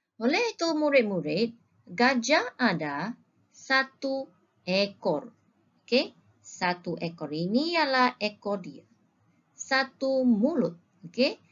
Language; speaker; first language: Malay; non-native, local second language; Chinese